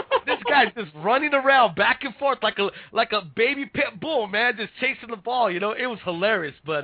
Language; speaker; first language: English; native; English